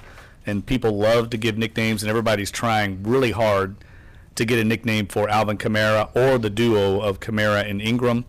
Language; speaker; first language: English; native; English